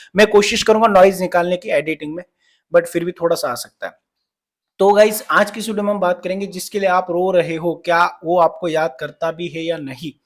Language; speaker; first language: Hindi; non-native, local second language; Marathi